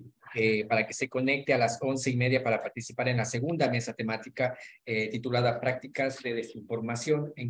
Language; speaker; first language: Spanish; native; Spanish